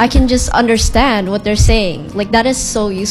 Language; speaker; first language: English; non-native, fluent; Indonesian